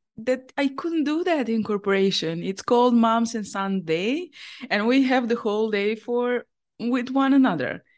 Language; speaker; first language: English; non-native, fluent; Serbian